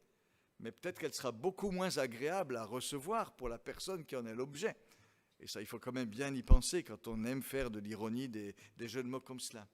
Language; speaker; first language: French; native; French